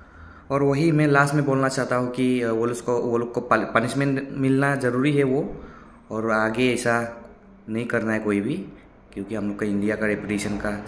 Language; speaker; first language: Hindi; non-native, local second language; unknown